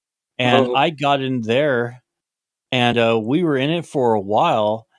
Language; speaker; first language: English; native; English